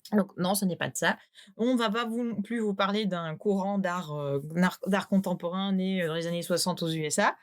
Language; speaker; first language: French; native; French